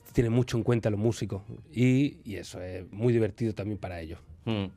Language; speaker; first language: Spanish; native; Spanish